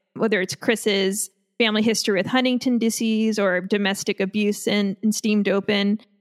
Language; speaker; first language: English; native; English